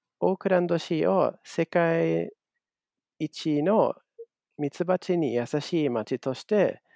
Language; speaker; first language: Japanese; non-native, fluent; German